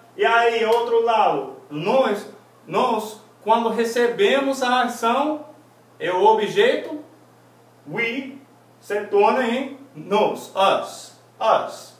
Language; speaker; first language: Portuguese; non-native, fluent; English